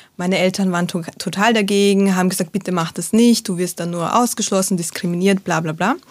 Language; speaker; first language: German; early bilingual, other home language; Turkish